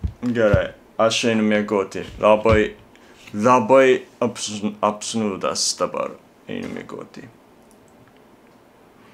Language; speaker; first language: Lithuanian; non-native, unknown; Japanese